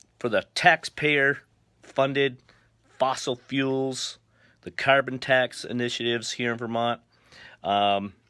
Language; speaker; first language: English; native; English